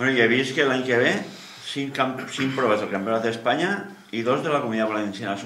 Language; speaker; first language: Catalan; native; Catalan